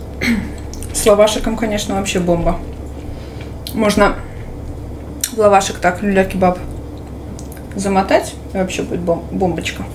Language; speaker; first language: Russian; native; Russian